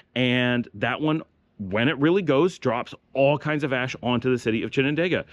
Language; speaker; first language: English; native; English